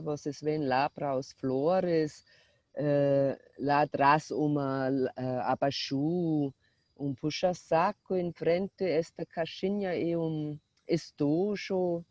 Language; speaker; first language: Portuguese; non-native, fluent; German